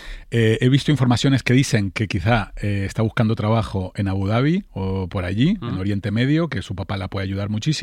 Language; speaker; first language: Spanish; native; Spanish